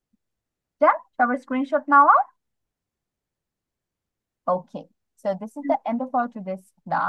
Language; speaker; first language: English; non-native, fluent; Bangla